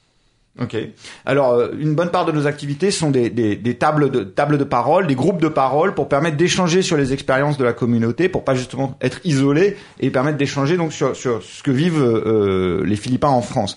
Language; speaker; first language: French; native; French